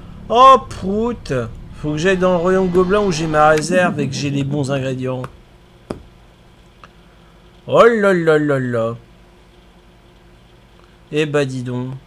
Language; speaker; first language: French; native; French